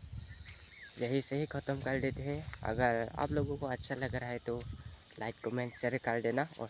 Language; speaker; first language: Hindi; non-native, local second language; Karbi